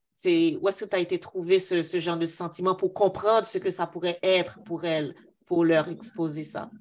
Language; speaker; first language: French; native; French